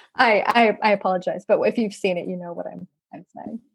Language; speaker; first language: English; native; English